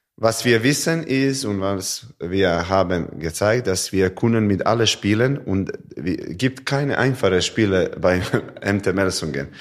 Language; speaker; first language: German; non-native, fluent; Serbian